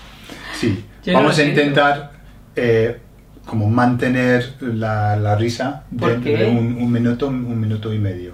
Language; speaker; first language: Spanish; non-native, fluent; English